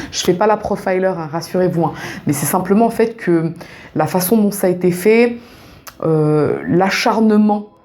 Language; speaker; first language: French; native; French